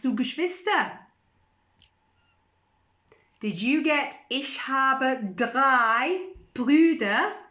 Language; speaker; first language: German; non-native, fluent; English